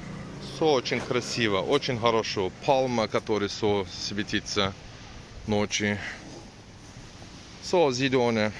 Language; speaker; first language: Russian; non-native, learner; Turkish